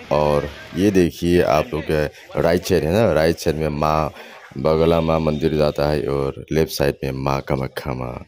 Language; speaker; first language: Hindi; non-native, local second language; Assamese